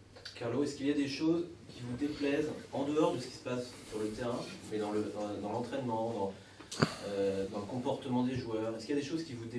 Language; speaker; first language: French; native; French